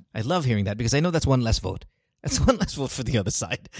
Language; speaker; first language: English; non-native, local second language; Filipino